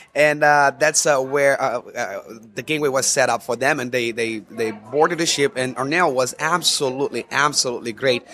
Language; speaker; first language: English; non-native, fluent; Portuguese